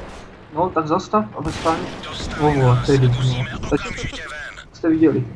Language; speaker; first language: Czech; native; Czech